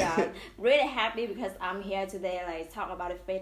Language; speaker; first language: English; non-native, learner; Vietnamese